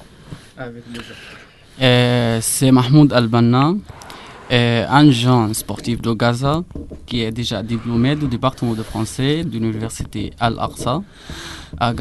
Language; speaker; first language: French; non-native, fluent; Arabic